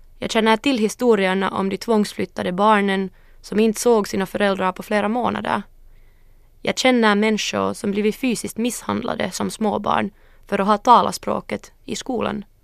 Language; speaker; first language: Swedish; early bilingual, other home language; Northern Sami